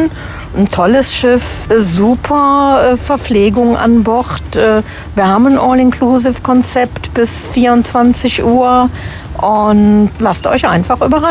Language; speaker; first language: German; native; German